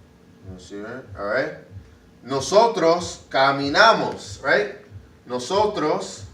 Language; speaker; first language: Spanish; non-native, learner; English